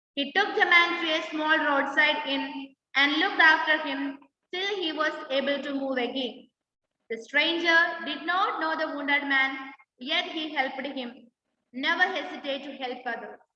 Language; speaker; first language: English; non-native, local second language; Malayalam